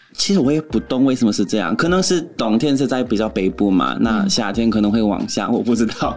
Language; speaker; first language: Chinese; non-native, fluent; English